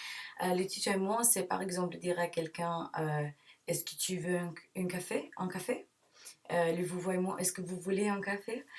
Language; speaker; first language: French; non-native, learner; English